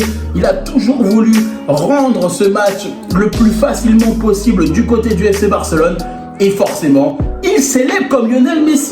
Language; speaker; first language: French; native; French